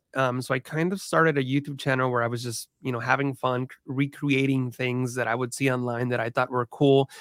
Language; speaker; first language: English; early bilingual, other home language; Spanish